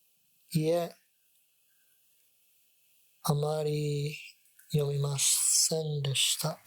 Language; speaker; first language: Japanese; non-native, learner; English